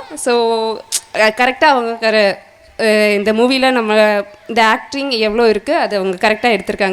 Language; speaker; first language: Tamil; non-native, learner; Malayalam